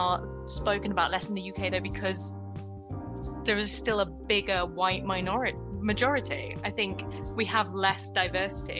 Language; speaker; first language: English; native; English